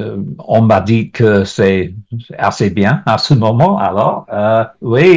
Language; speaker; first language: French; non-native, learner; English